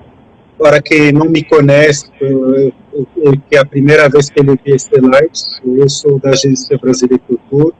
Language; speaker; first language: Portuguese; non-native, fluent; French